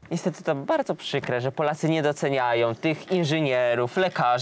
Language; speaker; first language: Polish; native; Polish